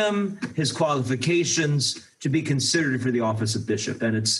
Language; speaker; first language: English; native; English